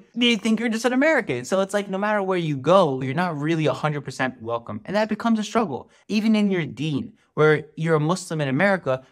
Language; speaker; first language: English; native; English